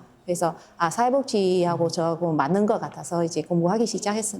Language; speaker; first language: Korean; non-native, fluent; Vietnamese